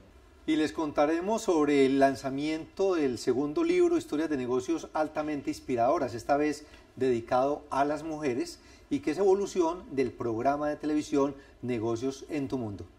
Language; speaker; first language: Spanish; native; Spanish